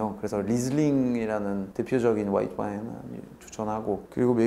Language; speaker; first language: Korean; non-native, fluent; French